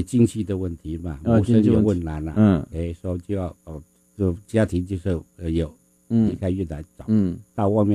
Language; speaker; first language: Chinese; non-native, fluent; Min Nan Chinese